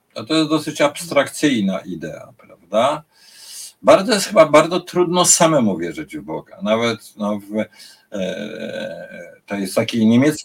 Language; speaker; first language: Polish; native; Polish